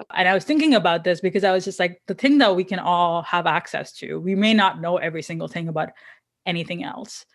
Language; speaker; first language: English; non-native, local second language; Hindi